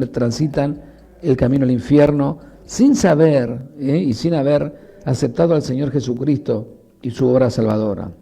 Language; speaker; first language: Spanish; native; Spanish